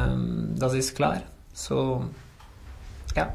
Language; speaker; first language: German; non-native, learner; Norwegian